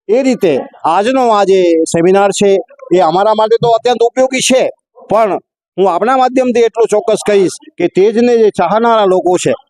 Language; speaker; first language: Gujarati; non-native, local second language; Kachhi